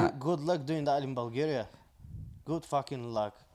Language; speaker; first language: English; non-native, fluent; Bulgarian